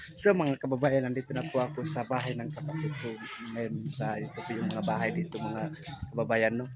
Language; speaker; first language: Filipino; non-native, local second language; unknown